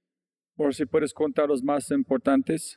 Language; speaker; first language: Spanish; non-native, fluent; English